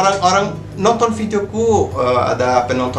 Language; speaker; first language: Indonesian; non-native, fluent; Portuguese